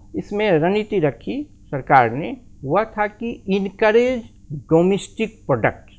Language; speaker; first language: Hindi; native; Hindi